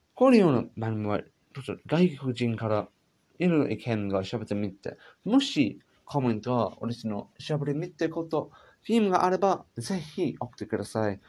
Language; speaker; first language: Japanese; non-native, learner; English